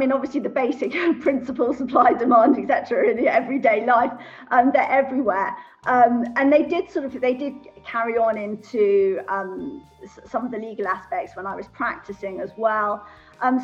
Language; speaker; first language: English; native; English